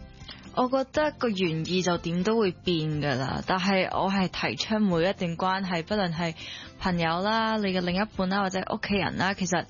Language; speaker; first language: Cantonese; native; Cantonese